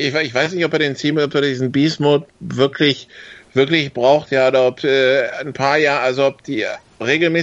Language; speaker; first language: German; native; German